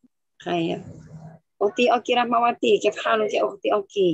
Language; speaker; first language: Arabic; non-native, fluent; Indonesian